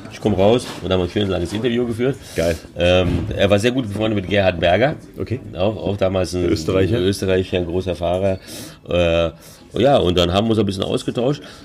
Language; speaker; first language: German; early bilingual, other home language; Hungarian